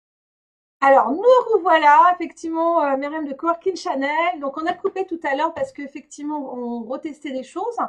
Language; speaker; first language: French; native; French